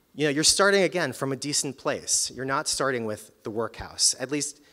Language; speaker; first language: English; native; English